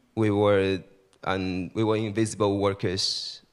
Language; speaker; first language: English; early bilingual, other home language; Chinese